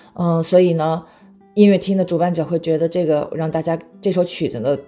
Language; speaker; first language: Chinese; native; Chinese